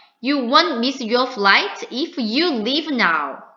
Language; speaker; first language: English; non-native, fluent; Korean